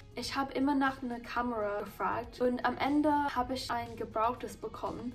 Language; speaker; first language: German; non-native, fluent; English